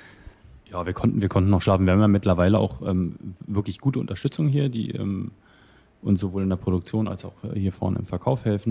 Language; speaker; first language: German; native; German